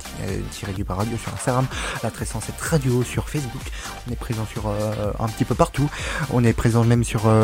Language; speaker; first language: French; native; French